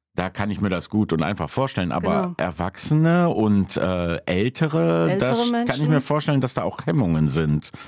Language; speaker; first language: German; early bilingual, other home language; Polish